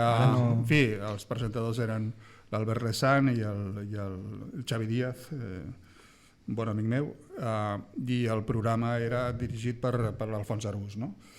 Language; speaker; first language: Catalan; native; Catalan